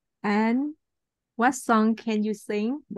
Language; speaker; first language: English; non-native, learner; Vietnamese